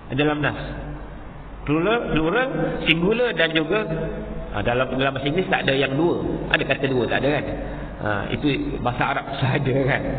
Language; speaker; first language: Malay; native; Malay